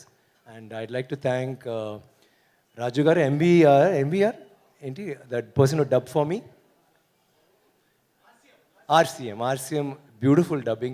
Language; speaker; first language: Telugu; non-native, learner; Tamil